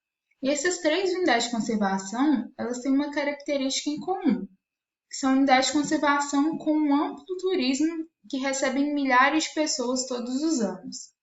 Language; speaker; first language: Portuguese; native; Portuguese